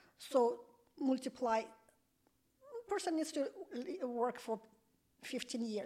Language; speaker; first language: English; non-native, fluent; Russian